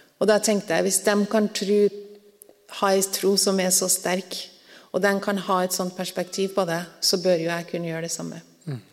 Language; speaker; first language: Norwegian; native; Norwegian